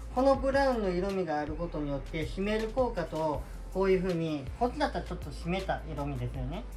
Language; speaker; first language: Japanese; native; Japanese